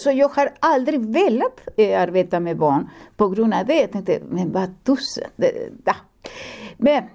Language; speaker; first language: Swedish; non-native, fluent; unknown